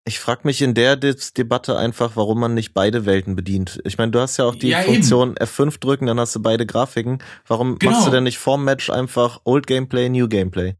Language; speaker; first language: German; native; German